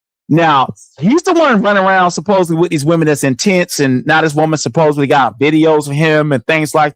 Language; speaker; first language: English; native; English